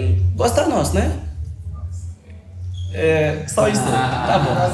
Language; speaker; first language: Portuguese; non-native, learner; Haitian Creole